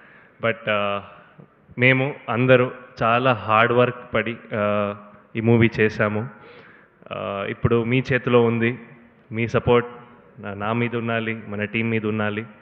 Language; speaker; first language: Telugu; non-native, learner; Kannada